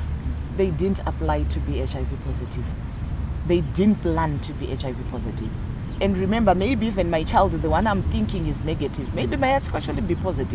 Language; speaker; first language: English; non-native, local second language; Shona